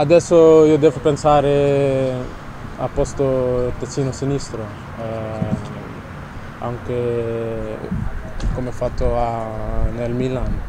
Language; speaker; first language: Italian; non-native, learner; Dutch